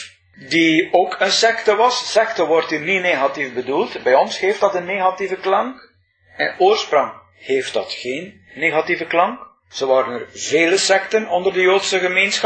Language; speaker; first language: Dutch; native; Dutch